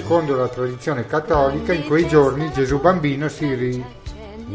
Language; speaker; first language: Italian; native; Italian